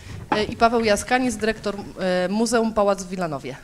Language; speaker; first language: Polish; native; Polish